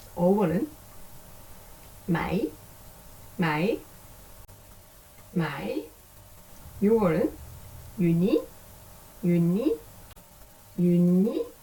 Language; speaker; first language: Korean; non-native, learner; Dutch